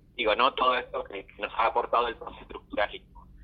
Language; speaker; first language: Spanish; native; Spanish